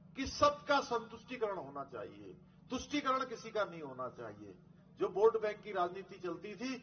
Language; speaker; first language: Hindi; native; Hindi